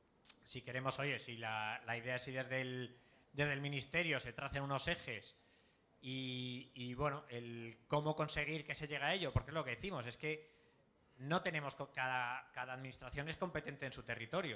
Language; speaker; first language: Spanish; native; Spanish